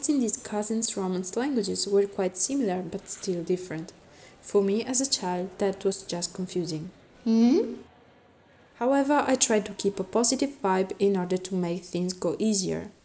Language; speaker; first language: English; early bilingual, other home language; Spanish